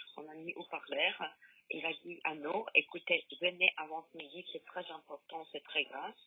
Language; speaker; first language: French; non-native, learner; Polish